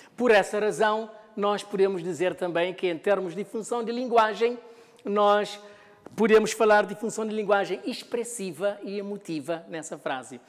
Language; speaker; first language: Portuguese; non-native, local second language; Kabuverdianu